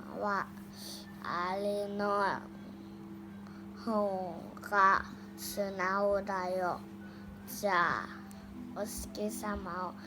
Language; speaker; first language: Japanese; non-native, learner; Thai